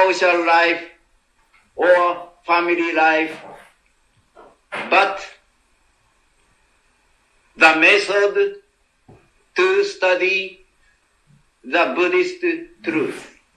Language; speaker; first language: English; non-native, learner; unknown